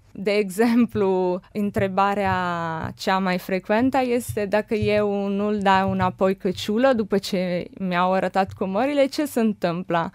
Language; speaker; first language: Romanian; non-native, fluent; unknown